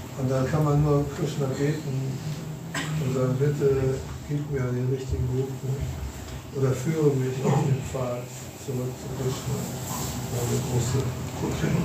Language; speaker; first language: German; native; German